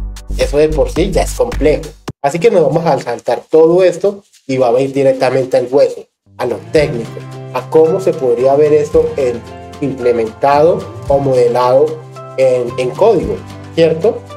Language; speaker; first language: Spanish; native; Spanish